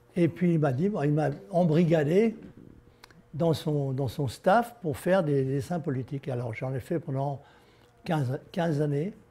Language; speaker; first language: French; native; French